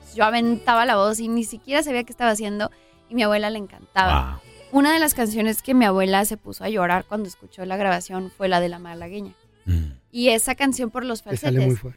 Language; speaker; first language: Spanish; native; Spanish